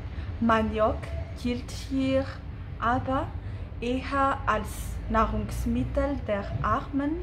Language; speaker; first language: German; non-native, fluent; Malagasy